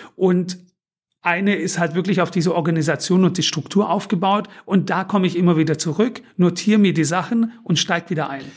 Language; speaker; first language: German; early bilingual, other home language; Turkish